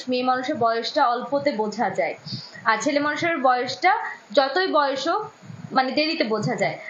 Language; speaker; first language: Bangla; native; Bangla